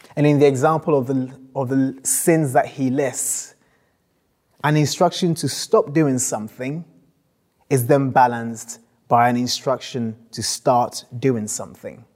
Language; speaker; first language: English; non-native, local second language; Akan